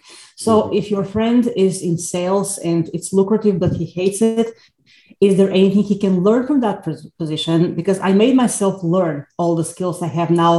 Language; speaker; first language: English; non-native, fluent; Bulgarian